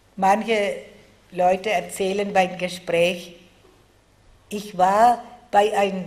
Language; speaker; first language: German; non-native, fluent; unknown